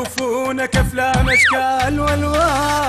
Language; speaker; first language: Arabic; native; Arabic